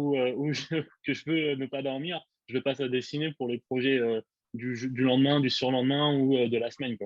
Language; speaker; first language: French; native; French